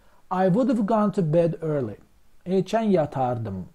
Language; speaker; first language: English; non-native, fluent; Azerbaijani